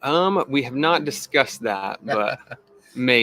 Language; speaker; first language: English; native; English